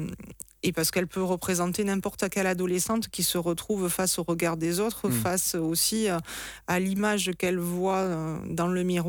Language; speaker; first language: French; native; French